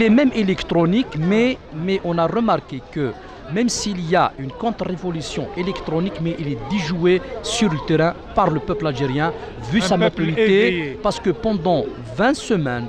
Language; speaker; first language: French; non-native, local second language; Arabic